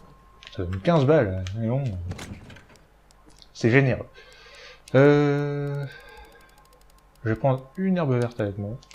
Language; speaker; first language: French; native; French